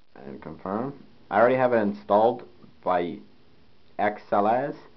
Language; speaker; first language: English; native; English